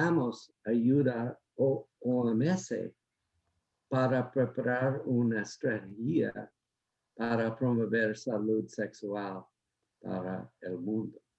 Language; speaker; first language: Spanish; non-native, learner; English